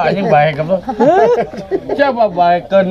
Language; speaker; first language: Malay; non-native, local second language; Sundanese